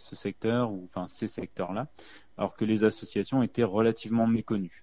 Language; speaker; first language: French; native; French